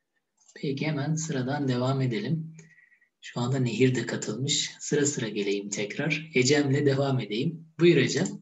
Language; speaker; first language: Turkish; native; Turkish